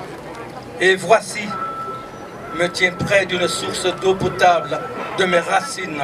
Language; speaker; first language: French; native; French